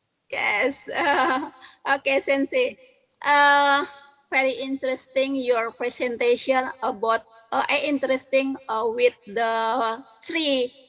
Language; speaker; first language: English; non-native, learner; Indonesian